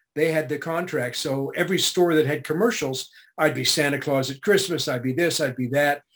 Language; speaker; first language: English; native; English